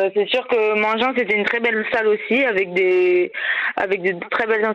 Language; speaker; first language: French; native; French